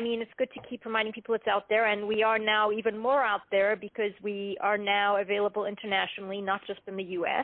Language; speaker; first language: English; native; English